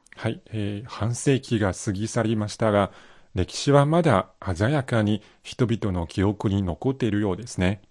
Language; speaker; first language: Japanese; non-native, fluent; Chinese